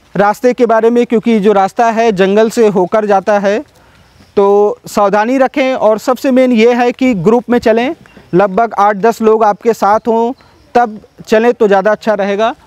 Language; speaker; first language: Hindi; native; Hindi